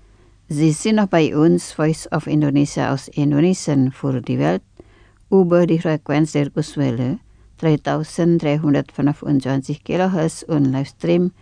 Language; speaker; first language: German; non-native, fluent; Indonesian